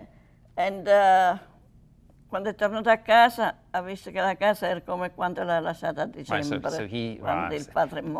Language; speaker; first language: Italian; early bilingual, heritage; Italian